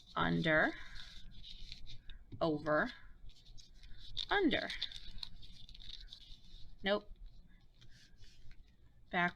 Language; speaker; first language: English; native; English